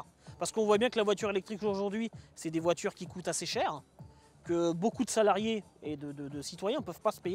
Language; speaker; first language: French; native; French